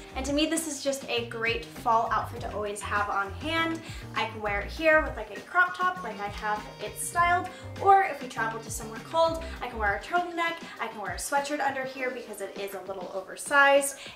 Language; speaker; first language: English; native; English